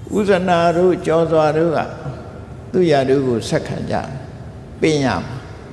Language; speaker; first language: Burmese; native; Burmese